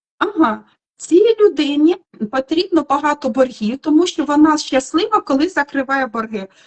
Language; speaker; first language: Ukrainian; non-native, local second language; Russian